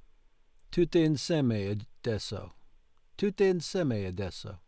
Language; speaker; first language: Italian; non-native, learner; English